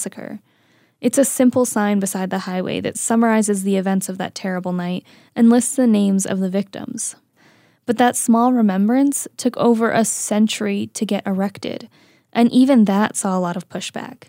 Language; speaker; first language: English; native; English